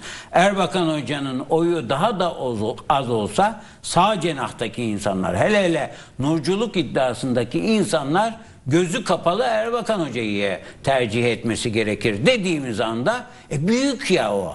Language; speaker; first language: Turkish; native; Turkish